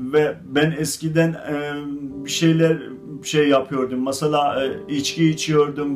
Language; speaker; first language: Turkish; non-native, learner; Azerbaijani